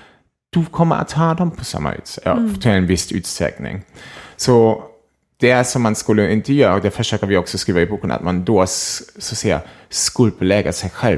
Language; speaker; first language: Swedish; non-native, fluent; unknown